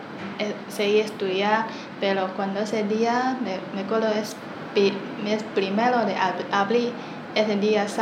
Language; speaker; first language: Spanish; non-native, learner; Chinese